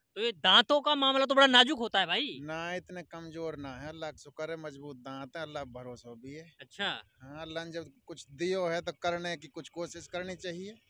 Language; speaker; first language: Hindi; native; Hindi